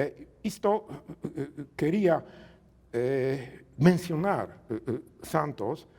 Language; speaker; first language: Portuguese; non-native, learner; Polish